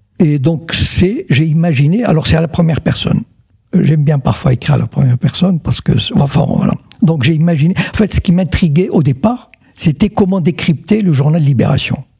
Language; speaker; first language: French; non-native, local second language; Arabic